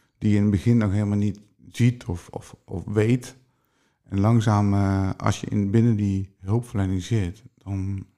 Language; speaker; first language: Dutch; native; Dutch